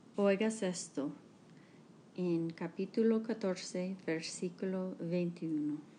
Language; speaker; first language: Spanish; non-native, learner; English